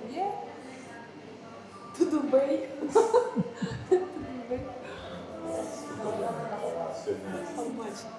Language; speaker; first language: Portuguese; non-native, learner; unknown